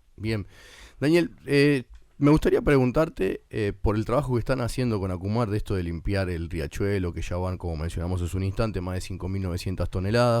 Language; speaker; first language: Spanish; native; Spanish